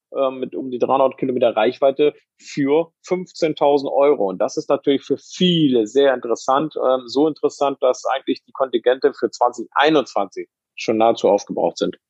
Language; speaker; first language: German; native; German